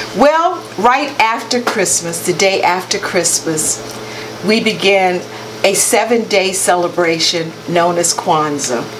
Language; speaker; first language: English; native; English